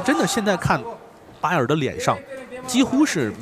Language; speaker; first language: Chinese; native; Chinese